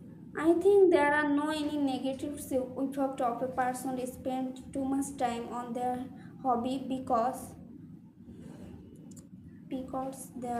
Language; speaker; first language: English; non-native, learner; Bangla